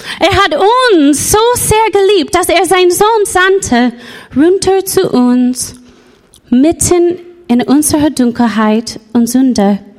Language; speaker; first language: German; non-native, fluent; English